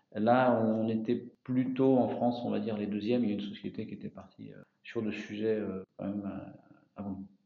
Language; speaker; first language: French; native; French